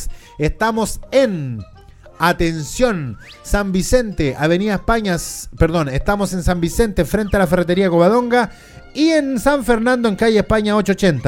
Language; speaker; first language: Spanish; native; Spanish